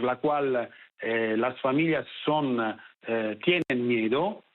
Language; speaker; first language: Spanish; non-native, fluent; Italian